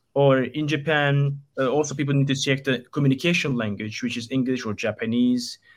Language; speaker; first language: English; non-native, fluent; Turkish